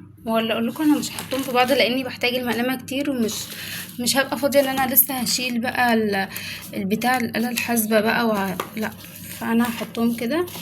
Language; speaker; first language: Arabic; native; Arabic